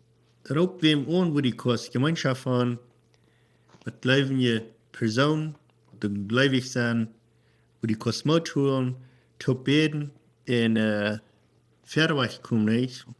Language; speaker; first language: German; non-native, learner; Plautdietsch